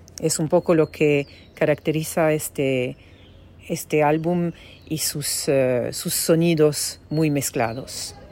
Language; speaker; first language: Spanish; non-native, fluent; French